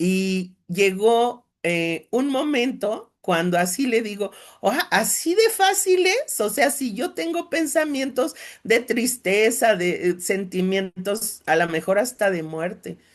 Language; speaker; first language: Spanish; native; Spanish